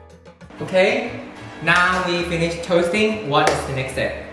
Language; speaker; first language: English; non-native, fluent; Thai